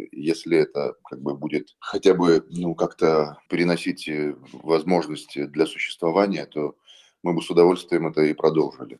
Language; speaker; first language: Russian; non-native, local second language; Belarusian